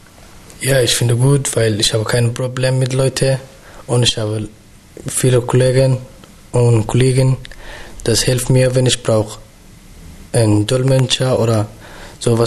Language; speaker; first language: German; non-native, learner; Somali